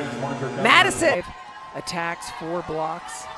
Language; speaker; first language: English; native; English